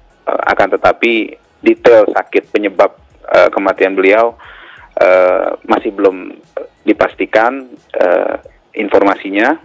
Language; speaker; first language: Indonesian; native; Indonesian